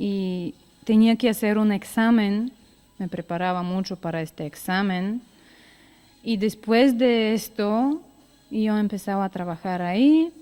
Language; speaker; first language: Spanish; non-native, learner; Bulgarian